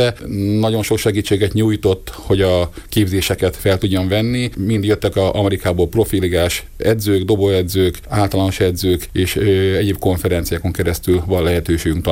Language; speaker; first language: Hungarian; native; Hungarian